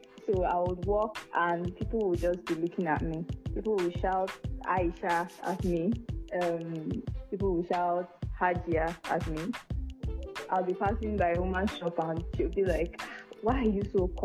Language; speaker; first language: English; non-native, local second language; Yoruba